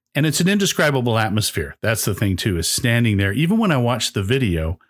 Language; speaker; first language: English; native; English